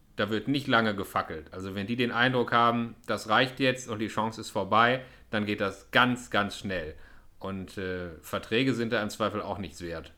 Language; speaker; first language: German; native; German